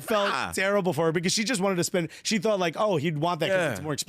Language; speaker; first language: English; native; English